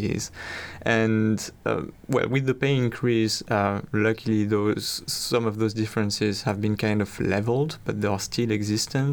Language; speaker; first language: English; non-native, fluent; French